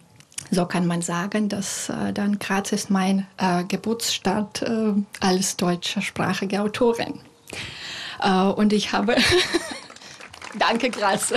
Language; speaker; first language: German; non-native, fluent; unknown